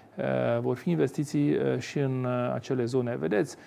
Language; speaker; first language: Romanian; non-native, local second language; Hungarian